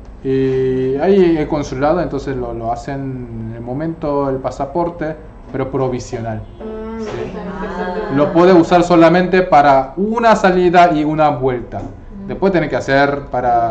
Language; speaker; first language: Spanish; non-native, fluent; Korean